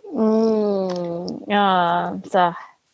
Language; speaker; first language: Arabic; non-native, learner; English